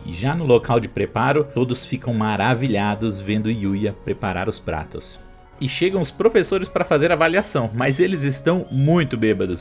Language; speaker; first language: Portuguese; native; Portuguese